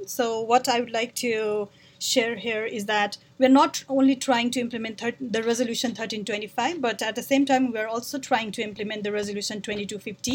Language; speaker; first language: English; non-native, local second language; Nepali